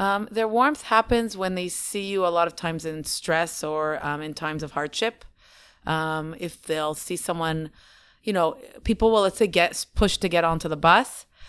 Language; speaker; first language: English; native; English